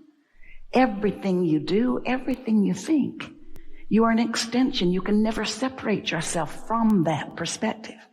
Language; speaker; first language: English; native; English